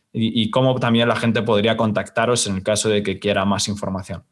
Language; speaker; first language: Spanish; native; Spanish